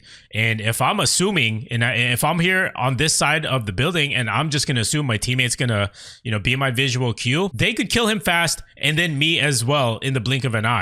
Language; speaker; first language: English; native; English